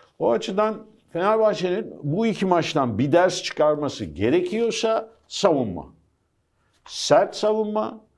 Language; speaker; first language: Turkish; early bilingual, heritage; Turkish